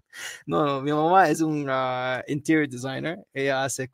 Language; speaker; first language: Spanish; non-native, learner; Arabic